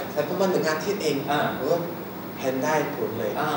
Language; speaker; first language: Thai; non-native, learner; Chinese